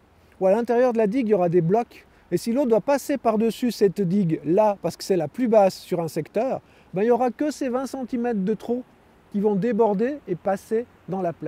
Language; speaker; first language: French; native; French